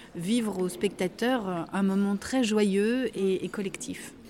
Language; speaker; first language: French; native; French